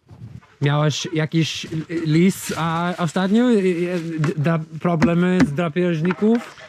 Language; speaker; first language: Polish; non-native, fluent; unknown